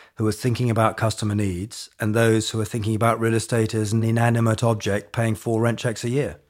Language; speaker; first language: English; native; English